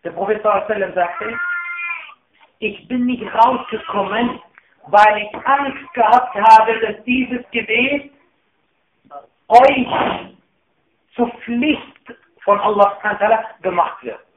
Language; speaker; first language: German; non-native, fluent; Arabic